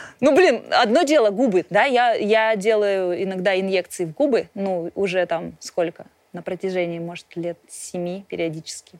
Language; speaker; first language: Russian; native; Russian